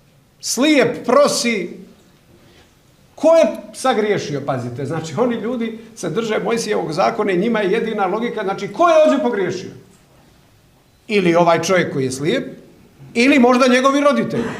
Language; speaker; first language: Croatian; native; Croatian